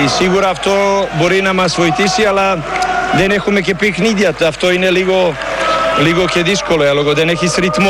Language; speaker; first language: Greek; non-native, learner; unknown